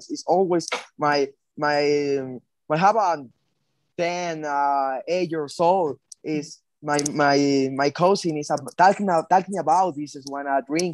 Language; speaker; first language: English; non-native, learner; Spanish